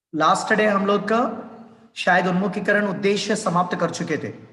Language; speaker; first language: Hindi; non-native, local second language; Telugu